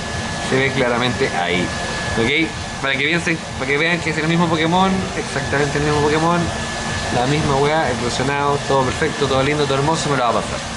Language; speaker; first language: Spanish; native; Spanish